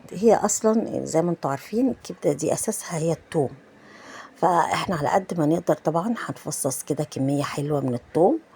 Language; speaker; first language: Arabic; native; Arabic